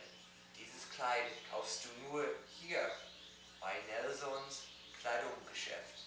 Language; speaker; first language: German; non-native, learner; English